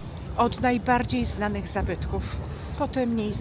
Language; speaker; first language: Polish; native; Polish